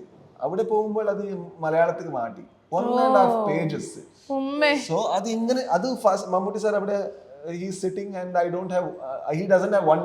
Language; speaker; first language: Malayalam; non-native, learner; Kannada